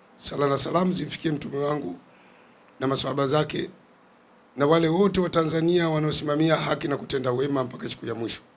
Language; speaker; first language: Swahili; native; Swahili